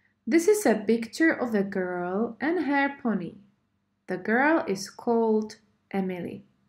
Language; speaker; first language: English; non-native, fluent; Czech